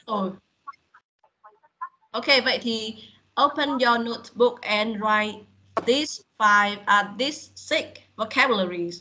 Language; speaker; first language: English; non-native, fluent; Vietnamese